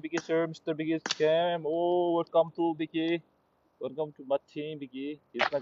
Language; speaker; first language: English; non-native, learner; Nepali